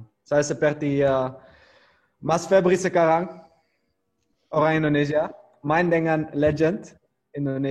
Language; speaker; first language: Indonesian; non-native, learner; Dutch